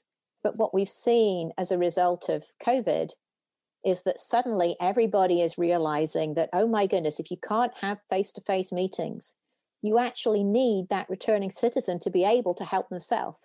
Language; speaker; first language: English; native; English